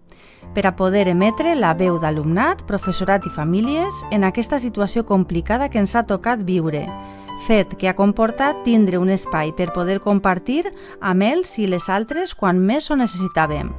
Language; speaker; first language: Catalan; native; Catalan